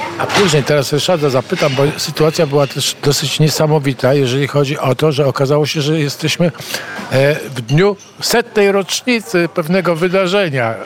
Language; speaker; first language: Polish; native; Polish